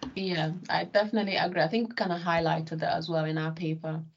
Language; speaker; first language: English; non-native, local second language; Yoruba